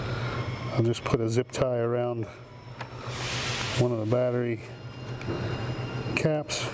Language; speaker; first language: English; native; English